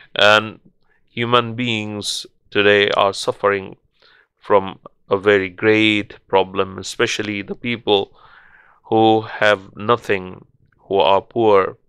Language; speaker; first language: English; non-native, local second language; Urdu